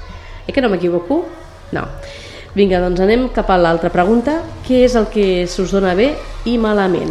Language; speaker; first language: Catalan; native; Catalan